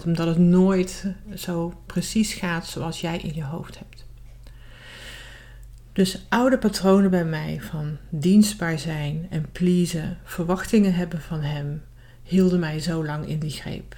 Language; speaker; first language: Dutch; native; Dutch